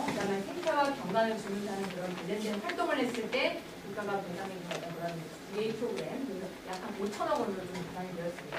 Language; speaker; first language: Korean; native; Korean